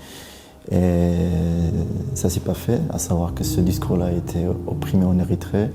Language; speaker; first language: French; early bilingual, other home language; Tigrinya